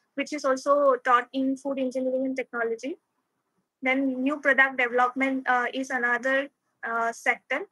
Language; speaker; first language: English; non-native, local second language; Assamese